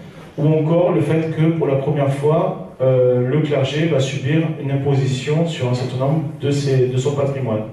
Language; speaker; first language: French; native; French